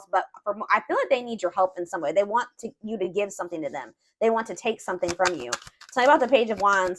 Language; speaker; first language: English; native; English